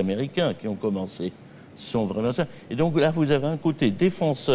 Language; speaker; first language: French; native; French